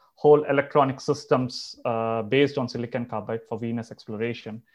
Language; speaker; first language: English; non-native, local second language; Telugu